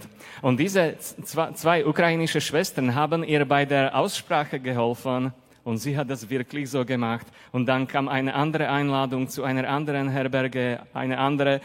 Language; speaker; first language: German; non-native, fluent; Slovak